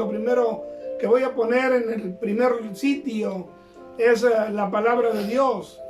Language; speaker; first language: Spanish; native; Spanish